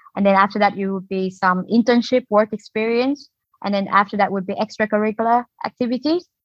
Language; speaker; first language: English; non-native, fluent; Vietnamese